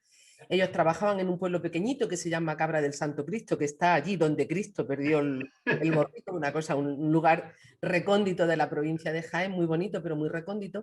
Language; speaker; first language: Spanish; native; Spanish